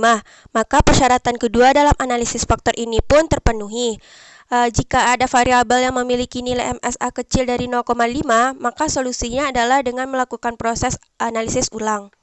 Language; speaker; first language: Indonesian; native; Indonesian